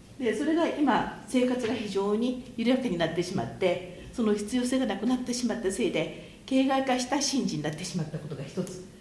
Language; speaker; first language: Japanese; native; Japanese